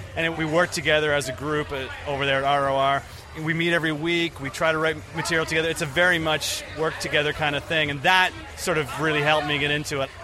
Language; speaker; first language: English; native; English